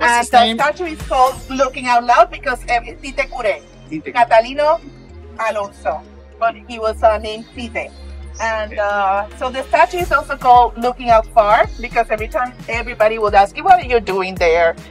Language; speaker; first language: English; non-native, local second language; Spanish